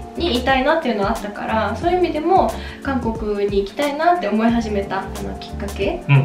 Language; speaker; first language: Japanese; native; Japanese